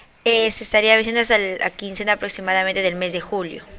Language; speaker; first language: Spanish; native; Spanish